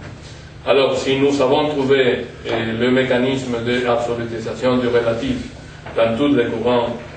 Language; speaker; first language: French; non-native, fluent; Spanish